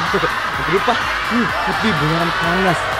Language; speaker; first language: Indonesian; non-native, learner; Japanese